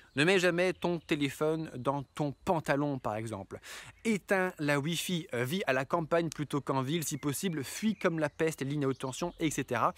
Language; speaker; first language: French; native; French